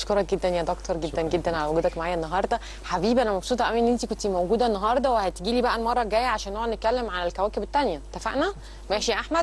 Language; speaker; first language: Arabic; native; Arabic